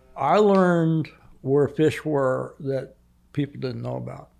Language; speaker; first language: English; native; English